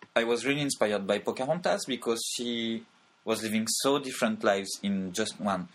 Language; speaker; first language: English; non-native, fluent; French